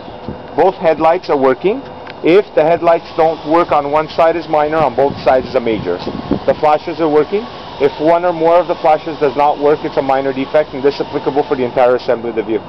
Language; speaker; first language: English; non-native, local second language; French